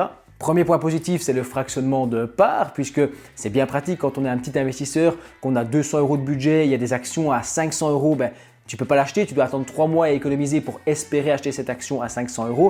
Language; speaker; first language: French; native; French